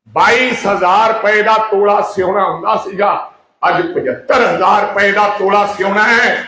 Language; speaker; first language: Hindi; non-native, local second language; Punjabi